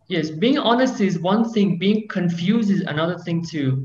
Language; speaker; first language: English; non-native, fluent; Persian